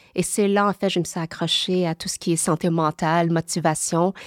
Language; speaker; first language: French; early bilingual, other home language; Vietnamese